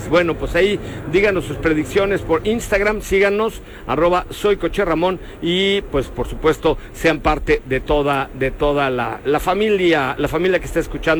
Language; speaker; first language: Spanish; native; Spanish